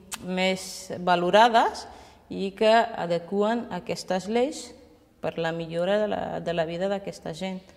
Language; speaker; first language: Catalan; non-native, fluent; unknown